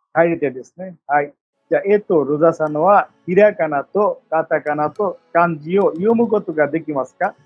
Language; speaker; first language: Japanese; non-native, fluent; Bangla